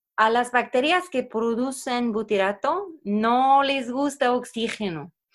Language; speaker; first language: Spanish; non-native, fluent; Swedish